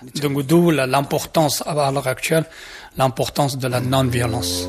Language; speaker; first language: French; non-native, fluent; Tibetan